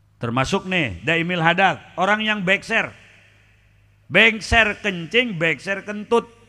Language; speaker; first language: Indonesian; non-native, local second language; Sundanese